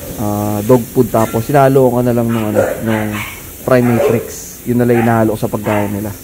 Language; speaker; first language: Filipino; native; Filipino